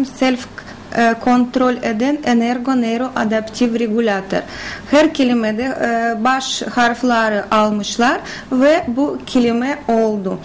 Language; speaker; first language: Turkish; non-native, learner; Russian